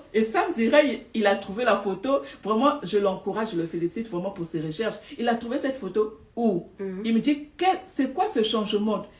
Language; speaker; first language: French; non-native, local second language; Lingala